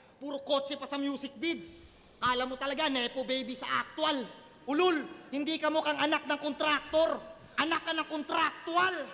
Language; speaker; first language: Filipino; non-native, local second language; Cebuano